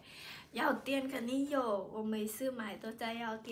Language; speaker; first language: Chinese; non-native, learner; Lao